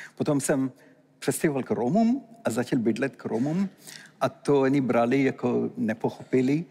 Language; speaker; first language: Czech; non-native, fluent; Tamil